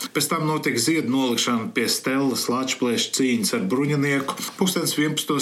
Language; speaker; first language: Latvian; early bilingual, heritage; Latvian